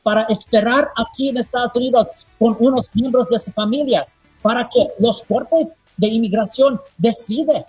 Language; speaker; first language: Spanish; non-native, fluent; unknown